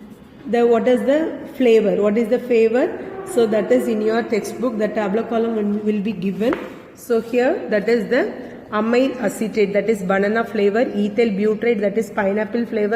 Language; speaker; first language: English; non-native, local second language; Tamil